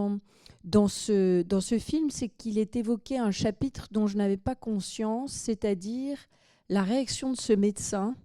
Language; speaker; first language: French; native; French